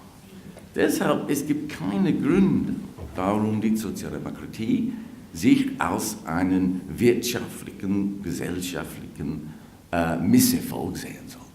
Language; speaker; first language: German; non-native, fluent; English